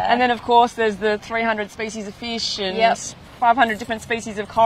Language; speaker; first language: English; native; English